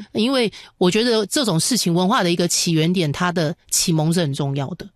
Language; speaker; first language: Chinese; native; Chinese